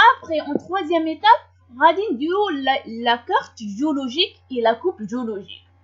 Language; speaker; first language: French; non-native, local second language; Arabic